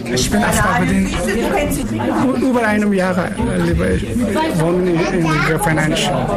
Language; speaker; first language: German; non-native, learner; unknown